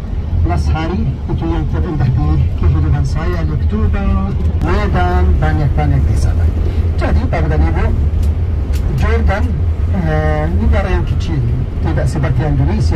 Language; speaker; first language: Indonesian; non-native, learner; Arabic